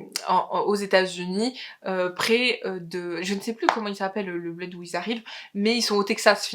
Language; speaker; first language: French; native; French